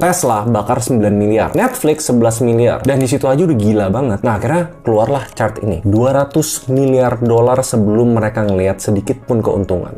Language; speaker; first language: Indonesian; native; Indonesian